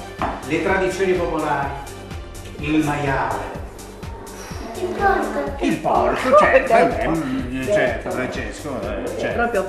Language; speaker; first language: Italian; native; Italian